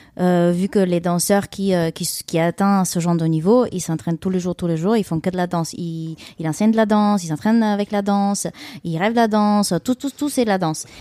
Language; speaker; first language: French; non-native, fluent; Bulgarian